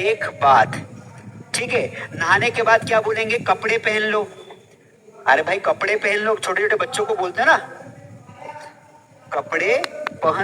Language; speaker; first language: Hindi; native; Hindi